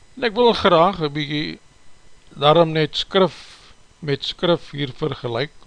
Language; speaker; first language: Afrikaans; native; Afrikaans